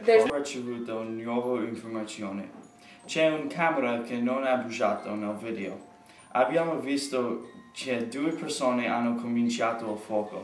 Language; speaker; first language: Italian; non-native, learner; English